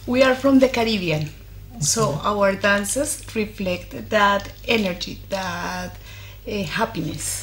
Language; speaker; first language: English; non-native, fluent; Spanish